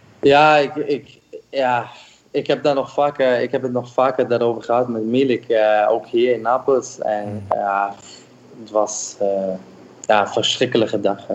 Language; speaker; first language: Dutch; non-native, fluent; German